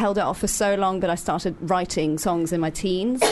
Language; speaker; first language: English; non-native, fluent; Norwegian